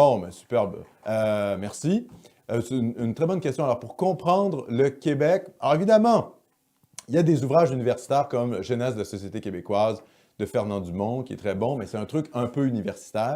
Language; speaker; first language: French; native; French